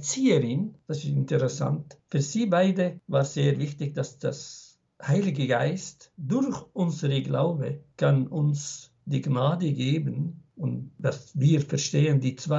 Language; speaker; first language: German; non-native, fluent; Arabic